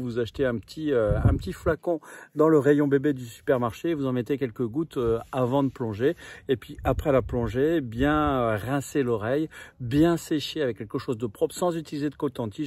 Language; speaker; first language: French; native; French